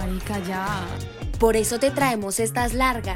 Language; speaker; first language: Spanish; native; Spanish